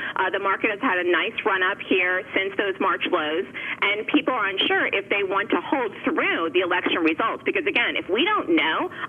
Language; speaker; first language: English; native; English